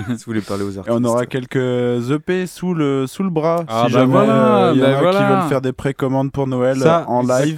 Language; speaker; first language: French; native; French